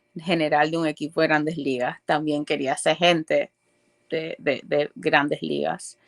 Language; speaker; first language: Spanish; early bilingual, other home language; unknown